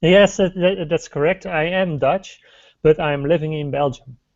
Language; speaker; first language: English; non-native, fluent; Dutch